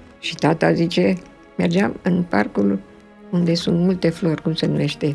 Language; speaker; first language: Romanian; early bilingual, other home language; French